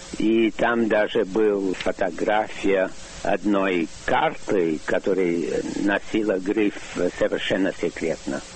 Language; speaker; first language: Russian; non-native, fluent; English